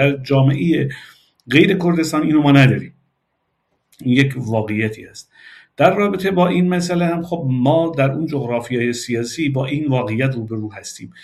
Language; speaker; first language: Persian; non-native, local second language; Kurdish